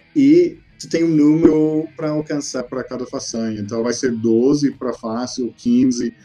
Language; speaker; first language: Portuguese; non-native, fluent; English